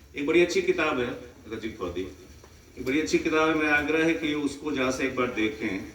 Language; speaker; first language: Hindi; non-native, local second language; Maithili